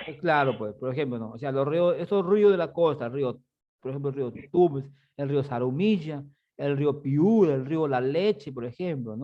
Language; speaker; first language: Spanish; native; Spanish